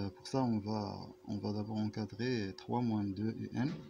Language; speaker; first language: French; non-native, local second language; Arabic